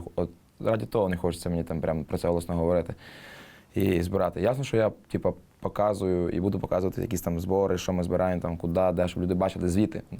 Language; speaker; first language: Ukrainian; native; Ukrainian